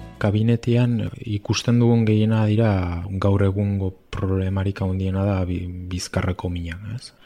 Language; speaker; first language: Basque; non-native, local second language; Spanish